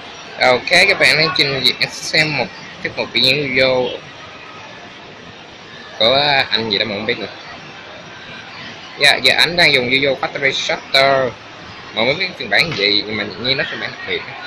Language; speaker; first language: Vietnamese; early bilingual, heritage; Vietnamese